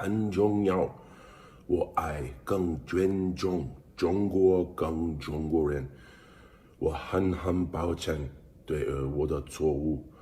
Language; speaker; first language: Chinese; non-native, learner; English